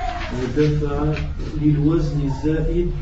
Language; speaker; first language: Arabic; non-native, learner; French